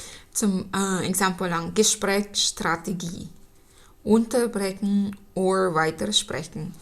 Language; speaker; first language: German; non-native, learner; Filipino